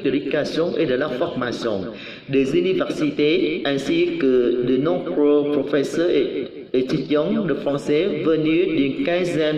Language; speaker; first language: French; non-native, learner; Vietnamese